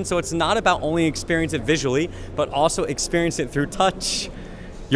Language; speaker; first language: English; native; English